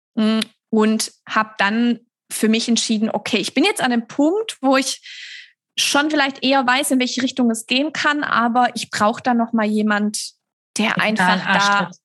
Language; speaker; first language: German; native; German